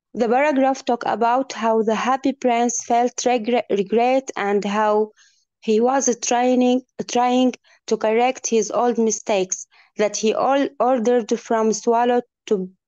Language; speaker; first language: English; non-native, learner; Arabic